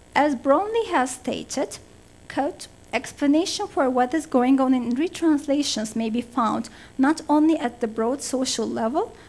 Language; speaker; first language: English; non-native, fluent; Turkish